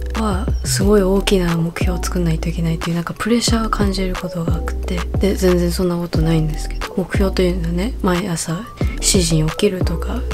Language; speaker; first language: Japanese; early bilingual, other home language; English